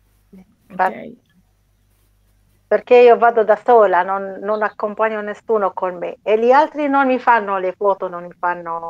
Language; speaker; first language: Italian; non-native, learner; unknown